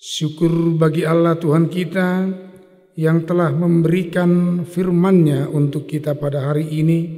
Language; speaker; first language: Indonesian; non-native, local second language; Batak Toba